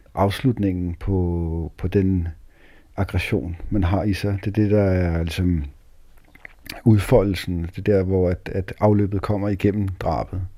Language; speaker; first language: Danish; native; Danish